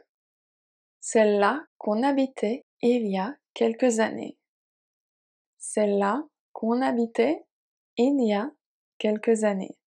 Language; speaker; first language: French; native; French